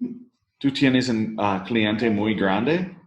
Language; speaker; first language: Spanish; non-native, learner; English